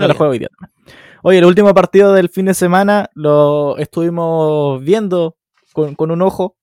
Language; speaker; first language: Spanish; native; Spanish